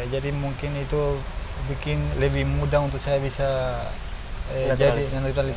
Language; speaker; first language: Indonesian; non-native, learner; Spanish